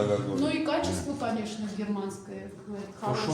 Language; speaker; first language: Russian; non-native, fluent; Armenian